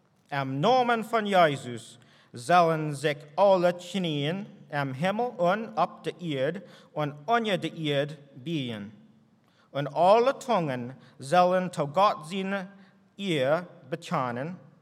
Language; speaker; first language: Dutch; non-native, learner; English